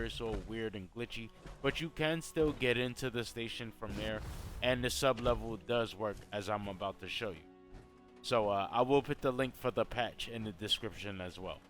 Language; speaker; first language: English; native; English